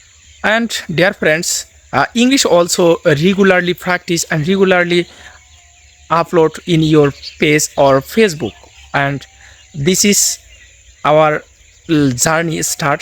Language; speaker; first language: English; non-native, learner; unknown